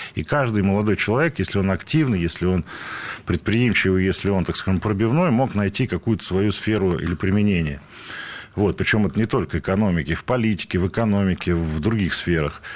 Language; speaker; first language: Russian; native; Russian